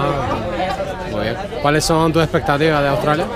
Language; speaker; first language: Spanish; native; Spanish